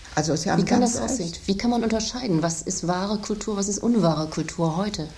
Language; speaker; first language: German; native; German